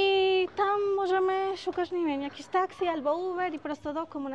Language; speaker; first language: Polish; non-native, learner; Spanish